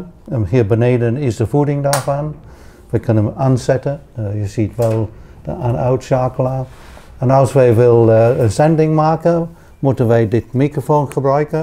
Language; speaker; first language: Dutch; non-native, fluent; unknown